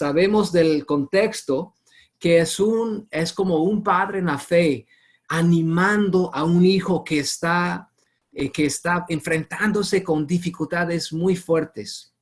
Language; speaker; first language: Spanish; non-native, fluent; English